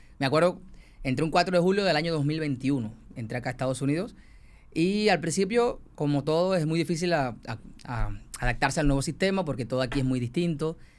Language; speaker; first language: Spanish; native; Spanish